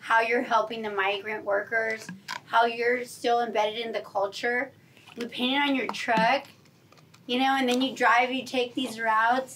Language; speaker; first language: English; early bilingual, other home language; Spanish